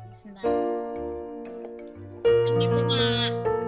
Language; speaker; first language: English; non-native, learner; Indonesian